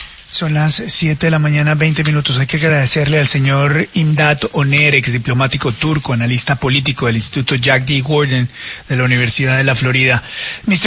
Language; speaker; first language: Spanish; native; Spanish